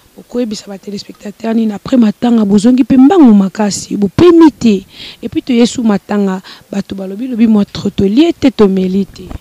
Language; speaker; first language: Lingala; native; Lingala